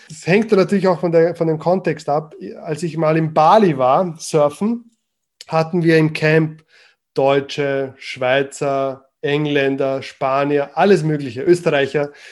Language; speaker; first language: German; early bilingual, other home language; Croatian